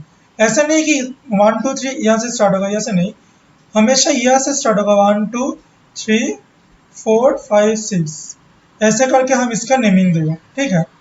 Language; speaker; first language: Hindi; non-native, local second language; Bangla